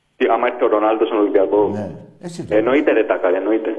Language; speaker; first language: Greek; native; Greek